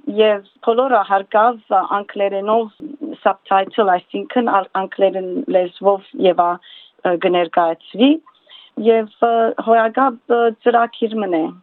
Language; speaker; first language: Armenian; early bilingual, heritage; Armenian